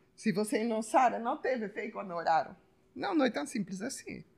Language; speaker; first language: Portuguese; non-native, fluent; Spanish